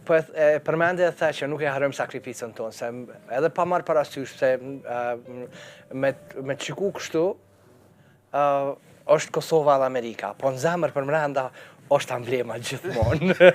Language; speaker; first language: Albanian; native; Albanian